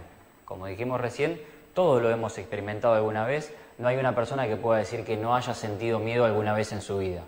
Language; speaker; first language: Spanish; native; Spanish